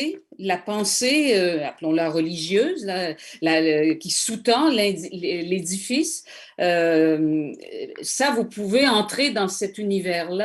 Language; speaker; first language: French; native; French